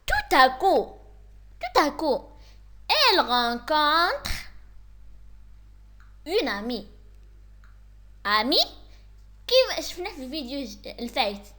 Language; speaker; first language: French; non-native, local second language; Arabic